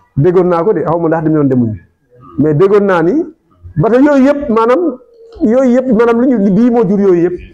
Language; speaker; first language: Wolof; non-native, local second language; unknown